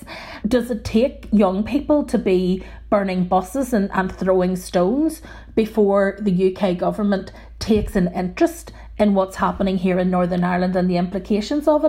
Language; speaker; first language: English; native; English